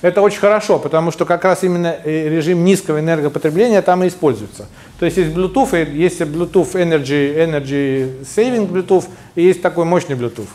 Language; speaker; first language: Russian; native; Russian